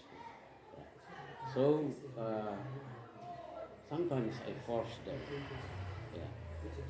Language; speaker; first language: English; non-native, fluent; Indonesian